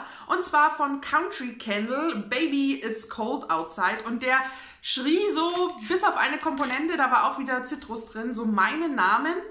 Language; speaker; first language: German; native; German